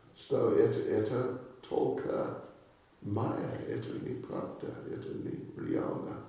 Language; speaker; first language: Russian; non-native, learner; English